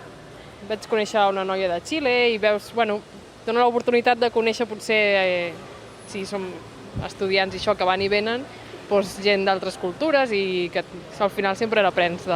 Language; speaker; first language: Catalan; native; Catalan